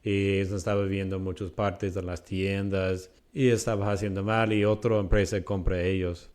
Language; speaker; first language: Spanish; non-native, fluent; English